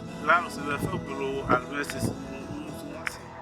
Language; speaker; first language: Spanish; non-native, learner; Haitian Creole